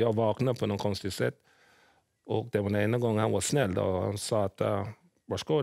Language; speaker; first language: Swedish; early bilingual, other home language; English